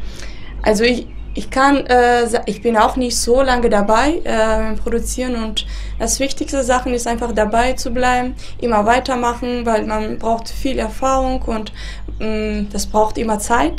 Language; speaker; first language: German; non-native, fluent; Armenian